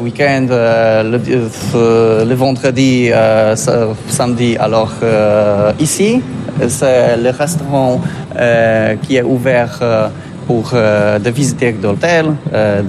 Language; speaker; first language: French; non-native, learner; Polish